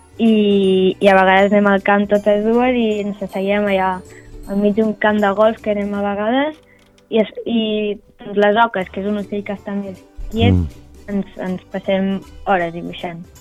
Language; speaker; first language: Catalan; native; Catalan